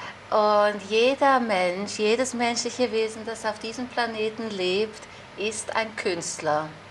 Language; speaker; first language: German; native; German